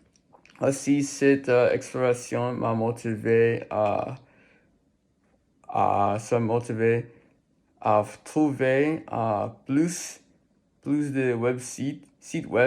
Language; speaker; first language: French; non-native, learner; English